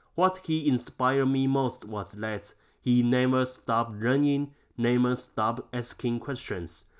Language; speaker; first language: English; non-native, fluent; Chinese